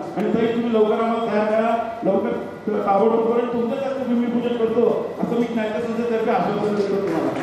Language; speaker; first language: Marathi; non-native, local second language; Telugu